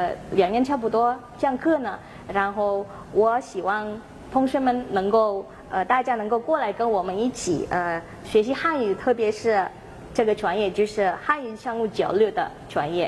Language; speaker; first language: Chinese; non-native, fluent; Indonesian